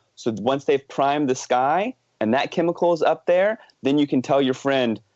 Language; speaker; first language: English; native; English